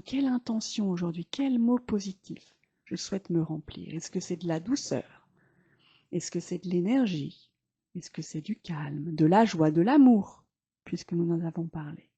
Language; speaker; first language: French; native; French